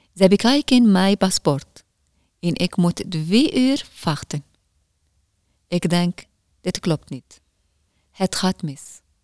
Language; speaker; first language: Dutch; non-native, learner; Arabic